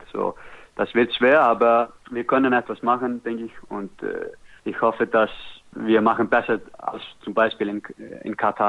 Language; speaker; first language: German; non-native, learner; Icelandic